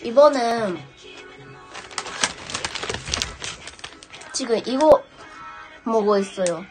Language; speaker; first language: Korean; non-native, learner; Japanese